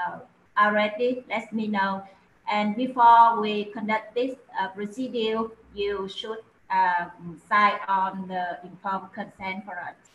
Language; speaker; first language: English; non-native, learner; Vietnamese